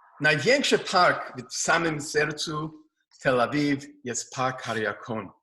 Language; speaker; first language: Polish; non-native, learner; Hebrew